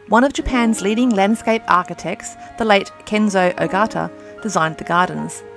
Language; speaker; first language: English; native; English